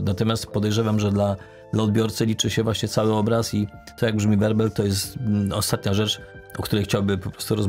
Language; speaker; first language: Polish; native; Polish